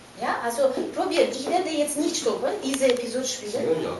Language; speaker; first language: German; non-native, fluent; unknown